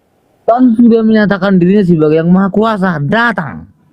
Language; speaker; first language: Indonesian; native; Indonesian